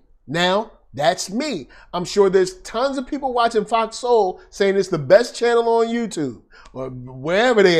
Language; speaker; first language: English; native; English